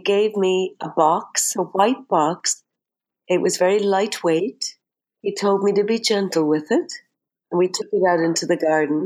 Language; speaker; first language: English; native; English